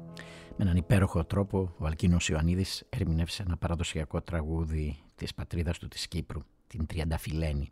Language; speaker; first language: Greek; native; Greek